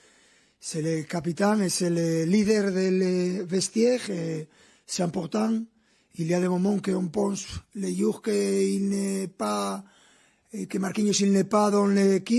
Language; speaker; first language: French; non-native, fluent; Spanish